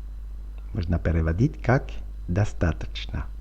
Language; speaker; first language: Russian; non-native, fluent; French